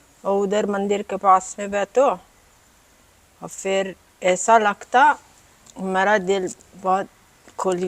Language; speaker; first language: Hindi; non-native, learner; Italian